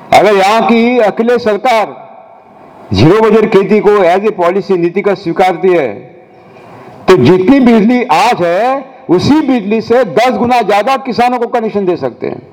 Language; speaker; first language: Hindi; non-native, local second language; Marathi